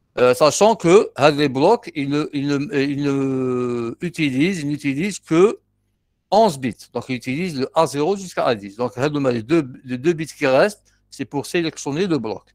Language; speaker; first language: French; non-native, local second language; Arabic